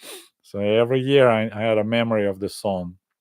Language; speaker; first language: English; non-native, fluent; Russian